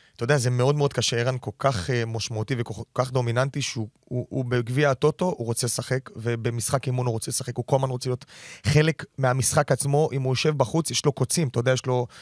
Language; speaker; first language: Hebrew; native; Hebrew